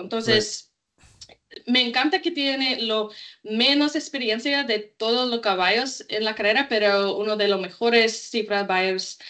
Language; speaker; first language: Spanish; non-native, learner; English